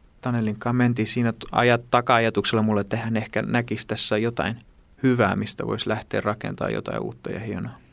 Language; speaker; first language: Finnish; early bilingual, heritage; Greek